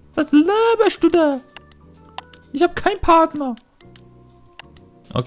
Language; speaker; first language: German; non-native, fluent; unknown